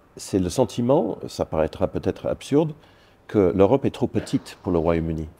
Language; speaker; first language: French; non-native, fluent; English